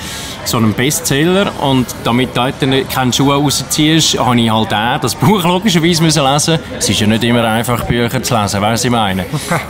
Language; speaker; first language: German; native; German